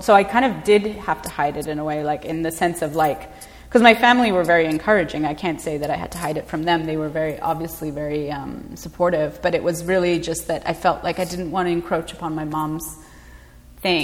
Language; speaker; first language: English; native; English